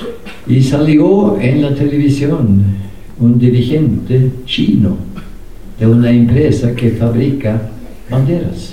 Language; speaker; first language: Spanish; non-native, fluent; Norwegian